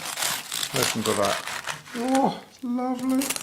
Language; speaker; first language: English; native; English